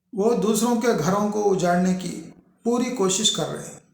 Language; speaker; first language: Hindi; non-native, local second language; Telugu